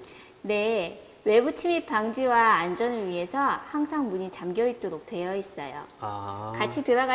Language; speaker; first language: Korean; native; Korean